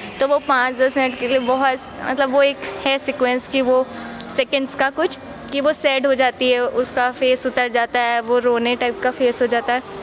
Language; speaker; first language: Hindi; native; Hindi